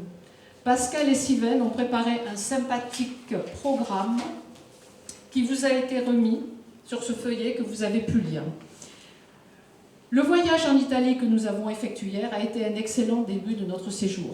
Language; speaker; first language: French; native; French